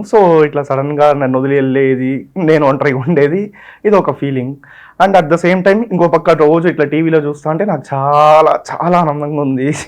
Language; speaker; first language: Telugu; non-native, local second language; Tamil